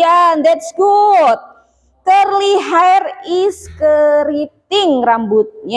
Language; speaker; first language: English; non-native, fluent; Indonesian